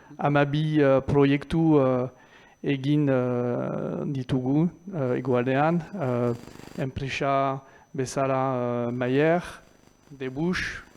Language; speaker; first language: Basque; non-native, local second language; French